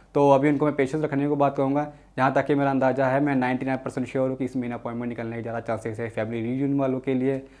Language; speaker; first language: Hindi; native; Hindi